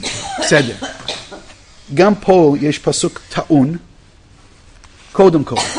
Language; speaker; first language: Hebrew; non-native, fluent; English